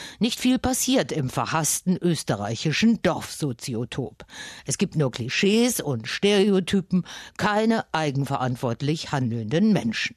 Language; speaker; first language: German; native; German